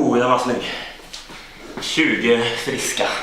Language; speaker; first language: Swedish; native; Swedish